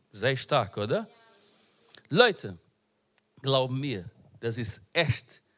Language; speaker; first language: German; non-native, learner; Portuguese